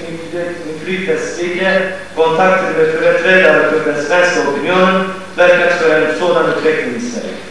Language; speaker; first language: Swedish; non-native, fluent; Kurdish